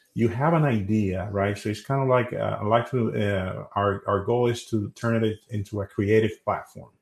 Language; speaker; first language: English; non-native, fluent; Spanish